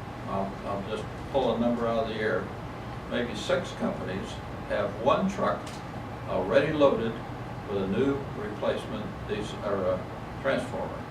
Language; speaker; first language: English; native; English